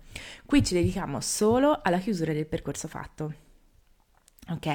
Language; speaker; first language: Italian; native; Italian